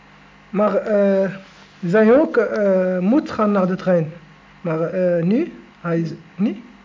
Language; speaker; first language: Dutch; non-native, learner; Arabic